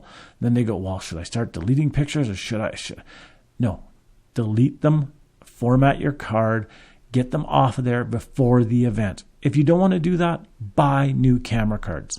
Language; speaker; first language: English; native; English